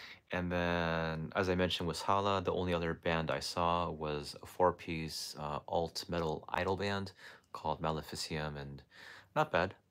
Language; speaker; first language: English; native; English